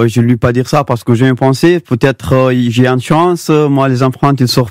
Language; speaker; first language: French; non-native, learner; Pashto